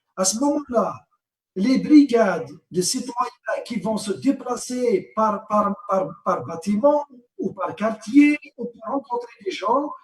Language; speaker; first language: French; non-native, local second language; Arabic